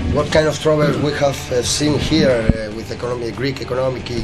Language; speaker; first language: English; non-native, learner; Spanish